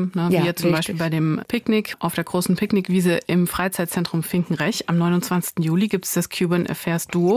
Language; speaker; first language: German; native; German